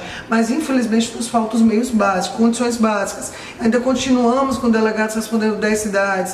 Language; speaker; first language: Portuguese; native; Portuguese